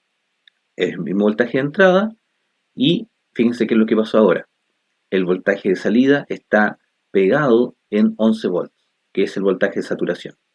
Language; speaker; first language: Spanish; native; Spanish